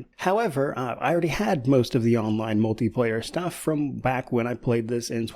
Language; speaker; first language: English; native; English